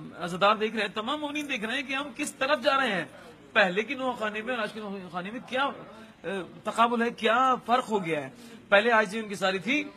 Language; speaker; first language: Urdu; native; Urdu